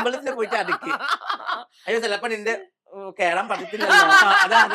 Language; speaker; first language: Malayalam; non-native, fluent; Assamese